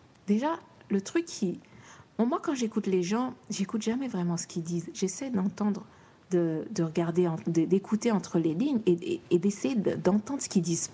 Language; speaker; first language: French; native; French